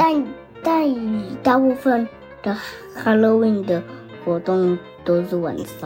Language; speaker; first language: Chinese; early bilingual, heritage; Chinese